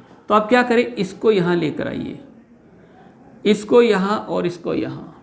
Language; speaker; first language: Hindi; native; Hindi